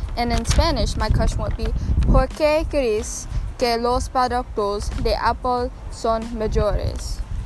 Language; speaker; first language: Spanish; non-native, learner; English